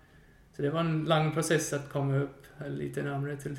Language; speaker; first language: Swedish; non-native, fluent; English